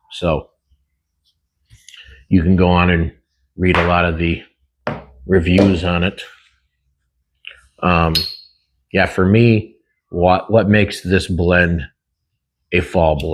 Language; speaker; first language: English; native; English